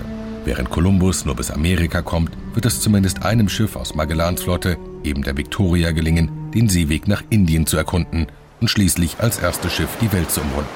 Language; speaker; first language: German; native; German